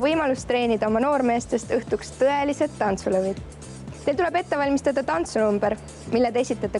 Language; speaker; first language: Estonian; native; Estonian